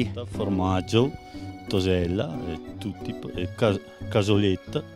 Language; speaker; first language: Italian; native; Italian